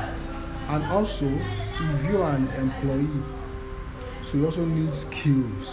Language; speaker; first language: English; non-native, local second language; Yoruba